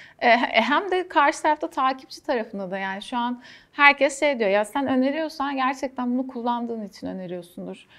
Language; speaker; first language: Turkish; native; Turkish